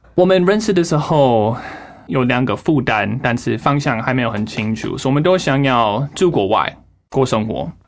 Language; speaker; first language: Chinese; non-native, fluent; English